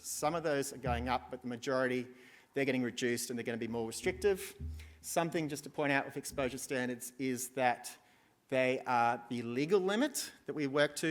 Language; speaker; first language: English; native; English